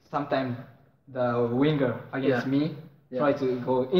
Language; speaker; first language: English; non-native, learner; Japanese